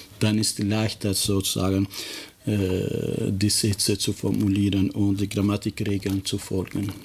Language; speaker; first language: German; non-native, fluent; Albanian